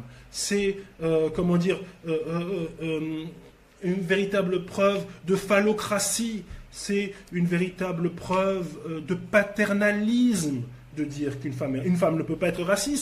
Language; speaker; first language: French; native; French